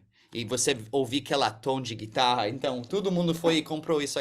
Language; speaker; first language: Portuguese; early bilingual, heritage; English